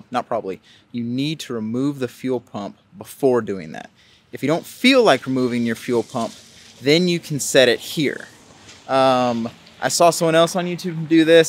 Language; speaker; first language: English; native; English